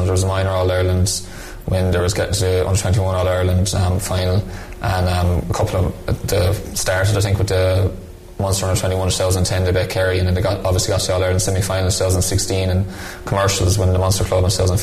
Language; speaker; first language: English; native; English